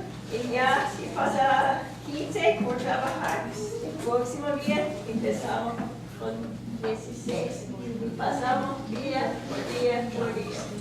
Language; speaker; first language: Spanish; non-native, learner; English